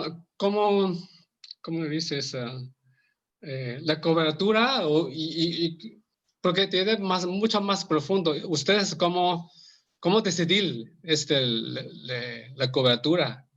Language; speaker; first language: Spanish; non-native, learner; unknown